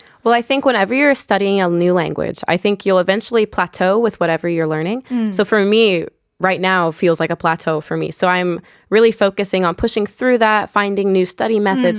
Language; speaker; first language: English; native; English